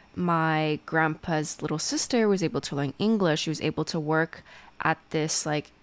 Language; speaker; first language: English; native; English